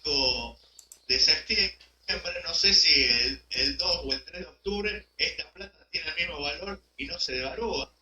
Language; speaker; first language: Spanish; native; Spanish